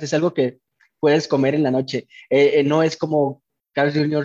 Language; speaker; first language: Spanish; native; Spanish